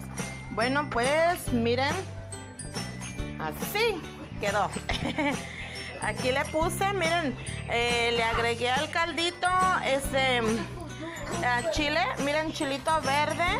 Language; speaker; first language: Spanish; native; Spanish